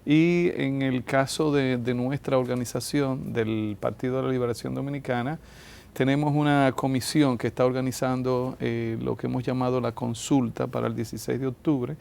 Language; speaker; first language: Spanish; native; Spanish